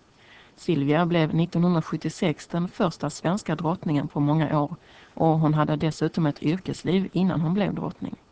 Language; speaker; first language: Swedish; native; Swedish